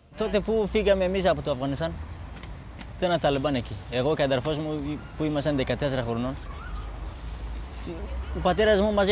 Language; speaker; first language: Greek; non-native, learner; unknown